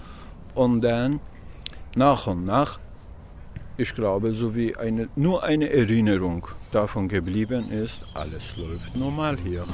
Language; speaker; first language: German; non-native, learner; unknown